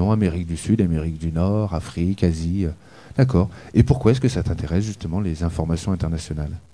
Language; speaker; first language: French; native; French